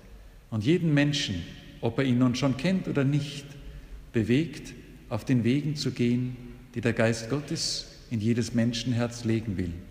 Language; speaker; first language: German; native; German